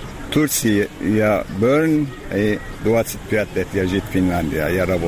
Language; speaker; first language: Russian; non-native, learner; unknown